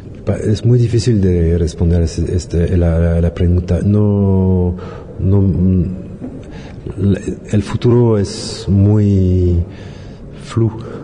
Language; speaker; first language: Spanish; non-native, learner; French